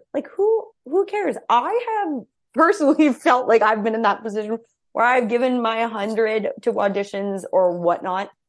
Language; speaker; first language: English; native; English